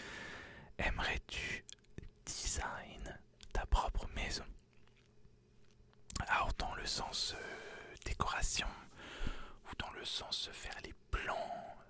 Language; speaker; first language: French; native; French